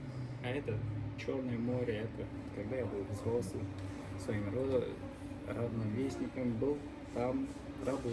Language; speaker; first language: Russian; non-native, local second language; Kyrgyz